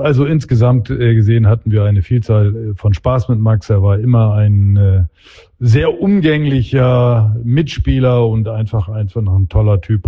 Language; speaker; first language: German; native; German